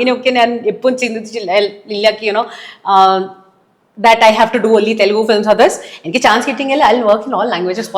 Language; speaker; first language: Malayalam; non-native, local second language; Telugu